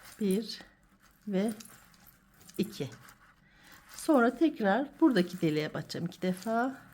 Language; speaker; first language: Turkish; native; Turkish